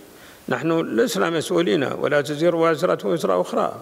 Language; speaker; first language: Arabic; native; Arabic